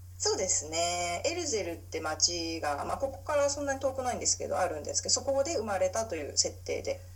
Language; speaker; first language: Japanese; native; Japanese